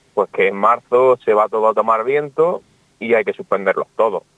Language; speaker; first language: Spanish; native; Spanish